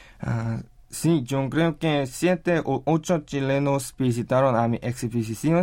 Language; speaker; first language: Spanish; non-native, learner; Korean